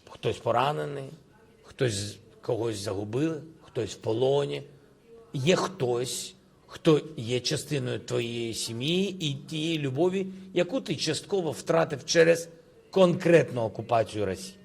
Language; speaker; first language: Ukrainian; non-native, local second language; Russian